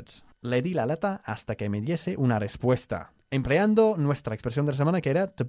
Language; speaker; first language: Spanish; non-native, fluent; English